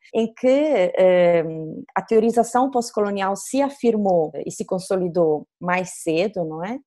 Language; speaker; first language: Portuguese; native; Portuguese